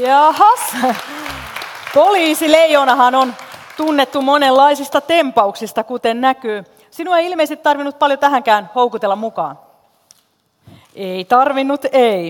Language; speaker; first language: Finnish; native; Finnish